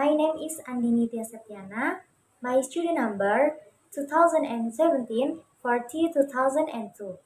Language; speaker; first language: English; non-native, learner; Indonesian